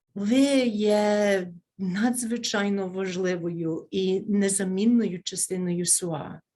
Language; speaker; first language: Ukrainian; early bilingual, heritage; Ukrainian